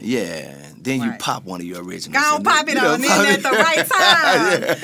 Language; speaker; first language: English; native; English